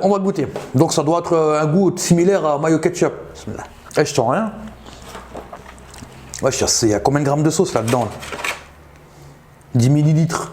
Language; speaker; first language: French; native; French